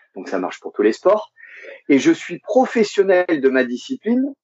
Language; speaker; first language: French; native; French